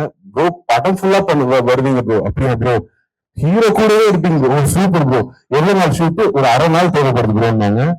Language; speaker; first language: Tamil; native; Tamil